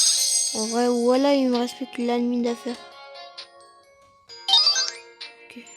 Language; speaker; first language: French; native; French